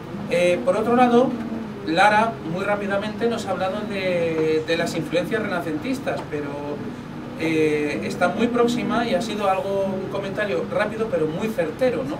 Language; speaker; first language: Spanish; native; Spanish